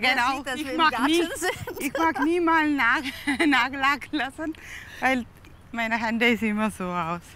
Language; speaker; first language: German; non-native, learner; Tamil